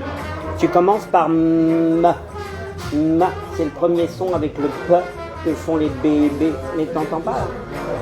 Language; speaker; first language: French; native; French